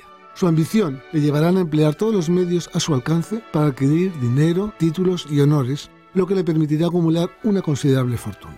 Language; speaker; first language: Spanish; native; Spanish